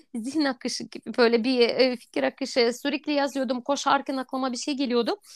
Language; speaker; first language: Turkish; non-native, fluent; Russian